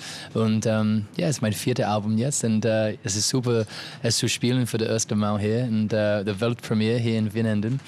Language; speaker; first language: German; non-native, learner; English